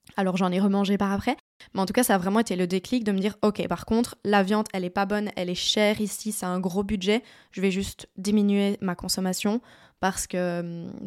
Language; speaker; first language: French; native; French